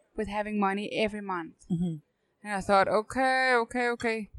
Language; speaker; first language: English; non-native, fluent; Danish